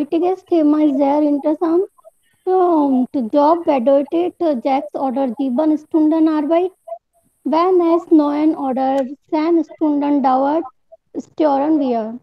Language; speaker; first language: German; non-native, learner; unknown